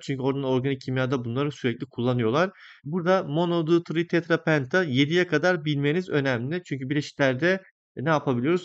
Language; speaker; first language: Turkish; native; Turkish